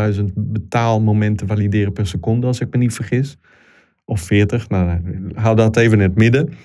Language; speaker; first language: Dutch; non-native, fluent; Italian